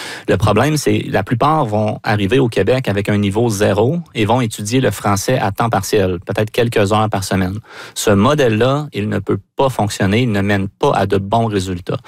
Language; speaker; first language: French; native; French